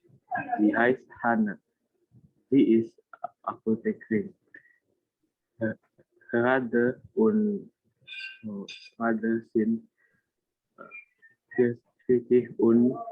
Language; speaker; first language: German; non-native, learner; Indonesian